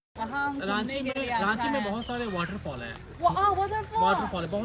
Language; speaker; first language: Hindi; native; Hindi